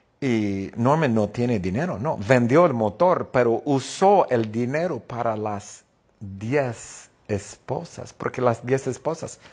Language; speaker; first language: Spanish; non-native, fluent; English